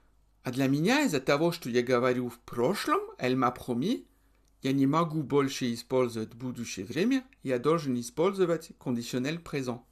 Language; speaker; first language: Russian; non-native, fluent; French